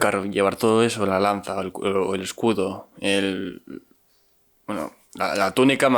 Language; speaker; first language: Spanish; native; Spanish